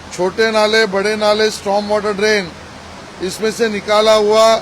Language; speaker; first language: Hindi; non-native, local second language; Marathi